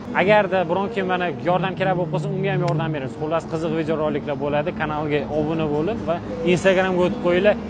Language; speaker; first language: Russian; non-native, learner; Uzbek